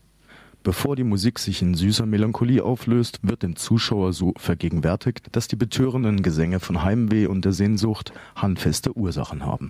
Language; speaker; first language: German; native; German